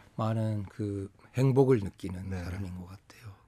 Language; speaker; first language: Korean; non-native, fluent; Japanese